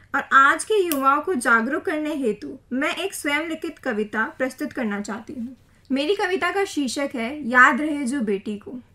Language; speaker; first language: Hindi; native; Hindi